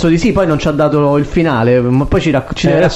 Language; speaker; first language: Italian; native; Italian